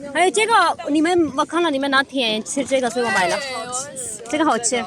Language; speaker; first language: Chinese; non-native, fluent; Urdu